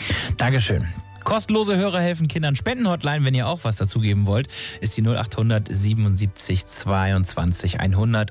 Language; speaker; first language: German; native; German